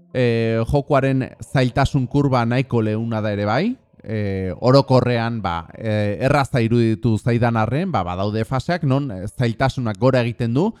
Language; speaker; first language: Basque; non-native, fluent; Spanish